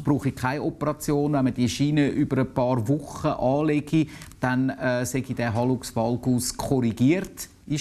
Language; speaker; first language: German; native; German